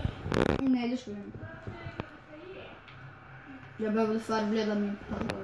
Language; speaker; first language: Swedish; early bilingual, other home language; Kurdish